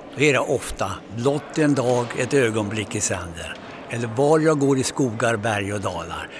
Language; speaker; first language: Swedish; native; Swedish